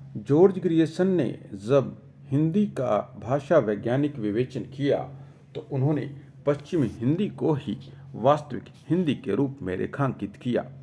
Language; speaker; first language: Hindi; native; Hindi